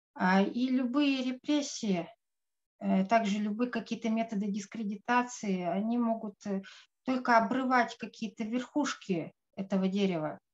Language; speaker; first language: Russian; native; Russian